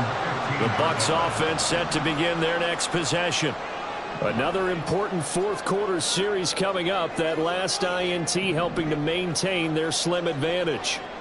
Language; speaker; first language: English; native; English